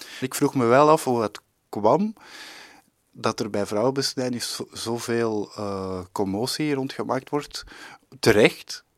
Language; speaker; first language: Dutch; native; Dutch